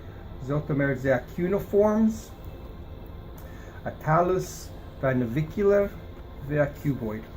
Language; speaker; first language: Hebrew; non-native, fluent; English